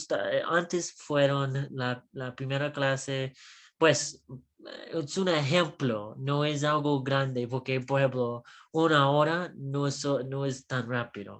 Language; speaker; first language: Spanish; non-native, learner; English